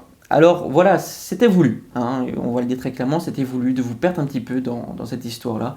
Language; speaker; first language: French; native; French